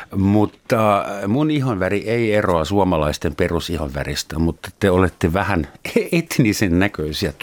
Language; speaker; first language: Finnish; non-native, fluent; German